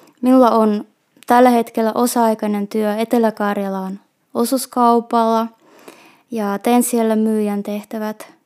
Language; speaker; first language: Finnish; non-native, fluent; Russian